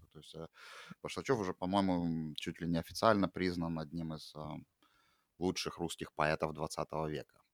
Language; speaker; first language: Russian; native; Russian